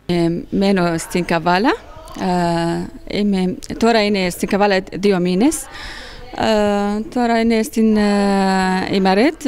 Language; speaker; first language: Greek; non-native, learner; Arabic